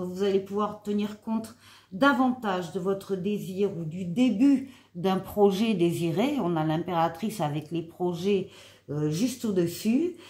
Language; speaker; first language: French; native; French